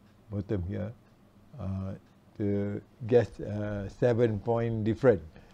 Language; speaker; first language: English; non-native, local second language; Malay